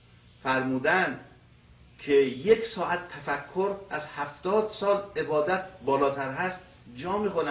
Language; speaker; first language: Persian; native; Persian